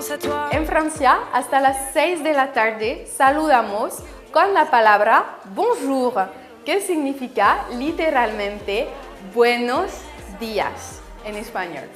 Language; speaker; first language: Spanish; non-native, fluent; French